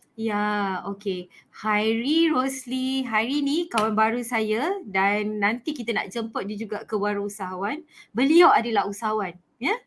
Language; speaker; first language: Malay; native; Malay